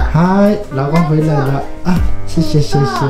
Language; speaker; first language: Chinese; non-native, fluent; Japanese